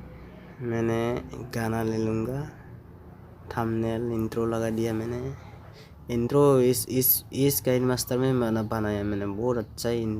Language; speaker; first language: Hindi; non-native, local second language; Assamese